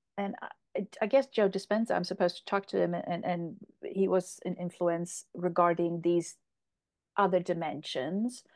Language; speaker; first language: English; non-native, fluent; Polish